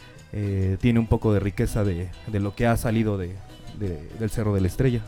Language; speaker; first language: Spanish; native; Spanish